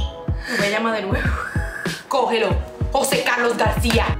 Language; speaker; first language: Spanish; native; Spanish